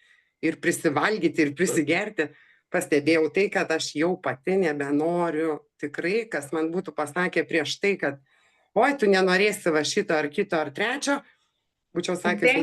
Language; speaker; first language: Lithuanian; native; Lithuanian